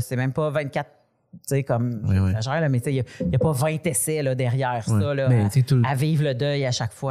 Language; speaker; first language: French; native; French